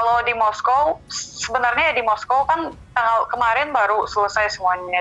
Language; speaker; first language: Indonesian; non-native, fluent; Russian